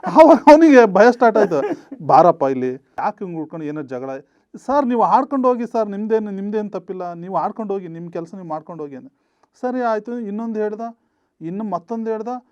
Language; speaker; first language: Kannada; native; Kannada